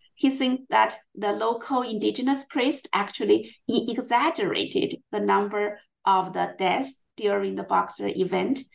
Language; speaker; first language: English; non-native, fluent; Chinese